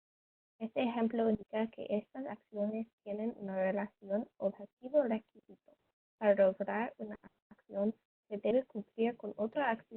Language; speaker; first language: Spanish; non-native, learner; English